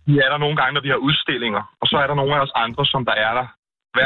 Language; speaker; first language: Danish; native; Danish